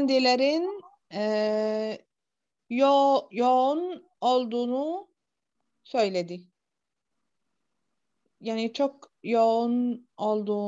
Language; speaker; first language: Turkish; non-native, fluent; Arabic